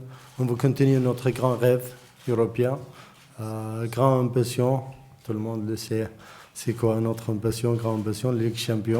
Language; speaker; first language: French; non-native, learner; Arabic